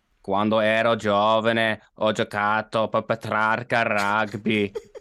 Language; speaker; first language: Italian; non-native, learner; English